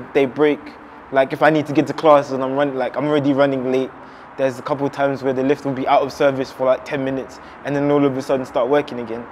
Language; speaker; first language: English; native; English